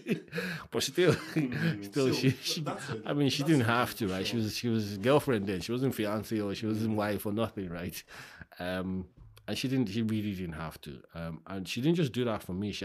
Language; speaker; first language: English; non-native, local second language; Yoruba